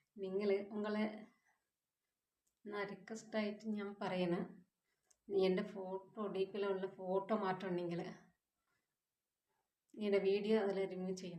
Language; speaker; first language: Malayalam; non-native, local second language; Tamil